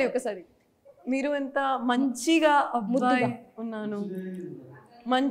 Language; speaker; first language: Telugu; non-native, learner; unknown